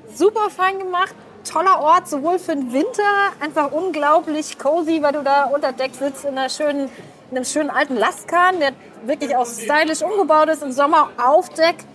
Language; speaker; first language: German; native; German